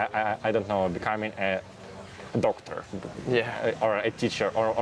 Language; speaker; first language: English; non-native, fluent; Russian